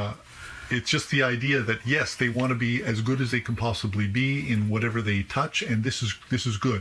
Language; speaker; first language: English; native; English